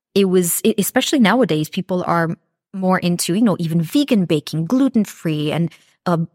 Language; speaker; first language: English; early bilingual, other home language; Romanian